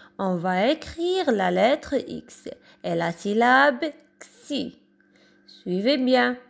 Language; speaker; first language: French; non-native, local second language; Arabic